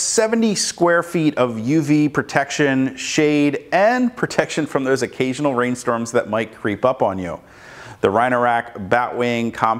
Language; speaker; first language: English; native; English